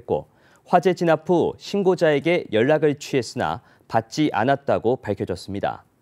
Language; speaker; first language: Korean; native; Korean